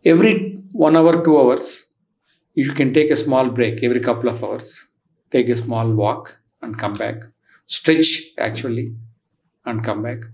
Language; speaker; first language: English; non-native, local second language; Telugu